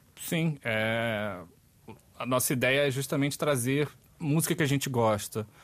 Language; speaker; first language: Portuguese; native; Portuguese